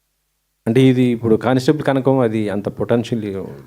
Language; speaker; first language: Telugu; native; Telugu